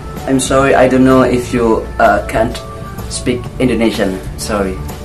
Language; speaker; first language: English; non-native, learner; Javanese